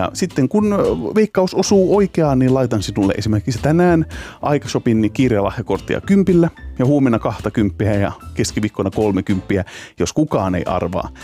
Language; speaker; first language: Finnish; native; Finnish